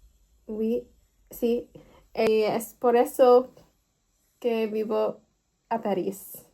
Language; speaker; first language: Spanish; non-native, learner; English